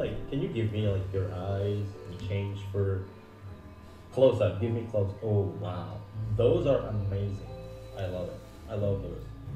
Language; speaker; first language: English; non-native, fluent; Indonesian